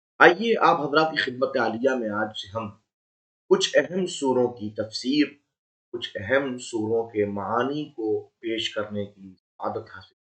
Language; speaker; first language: Urdu; native; Urdu